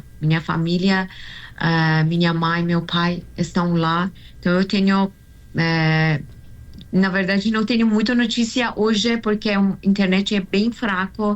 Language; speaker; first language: Portuguese; non-native, learner; Persian